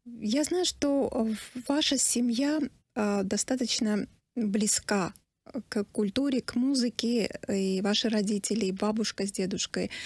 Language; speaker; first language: Russian; non-native, local second language; Armenian